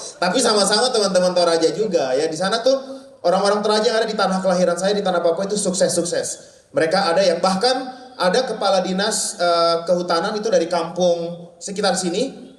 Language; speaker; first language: Indonesian; native; Indonesian